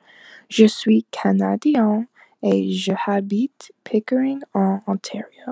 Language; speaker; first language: French; non-native, learner; English